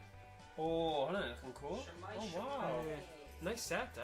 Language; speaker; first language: Welsh; native; Welsh